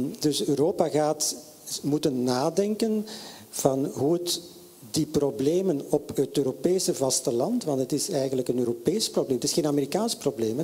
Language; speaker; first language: Dutch; native; Dutch